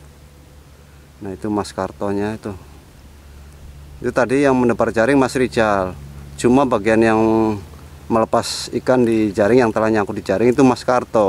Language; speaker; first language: Indonesian; native; Indonesian